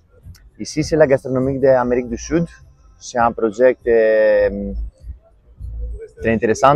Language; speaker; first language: French; non-native, learner; Greek